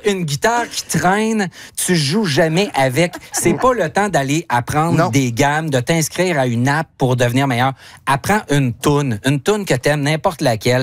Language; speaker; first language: French; native; French